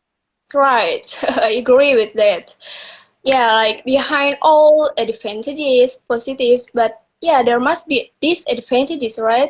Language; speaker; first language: English; non-native, learner; Indonesian